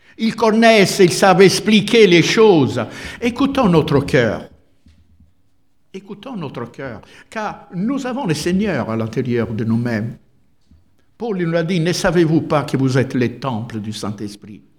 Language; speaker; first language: French; non-native, fluent; Italian